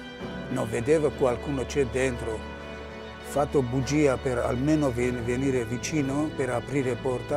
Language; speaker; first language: Italian; non-native, learner; Armenian